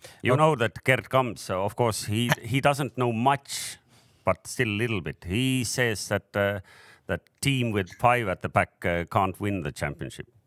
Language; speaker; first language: English; non-native, fluent; Estonian